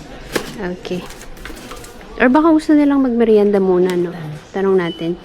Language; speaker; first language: Filipino; native; Filipino